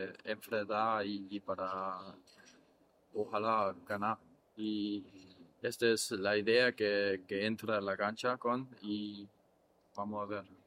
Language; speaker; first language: Spanish; non-native, fluent; English